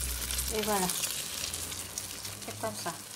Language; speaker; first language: French; non-native, fluent; Vietnamese